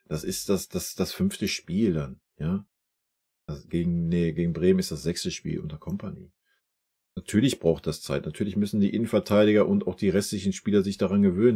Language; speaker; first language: German; native; German